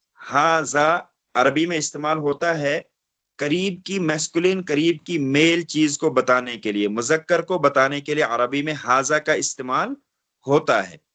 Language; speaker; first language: Urdu; non-native, local second language; Kashmiri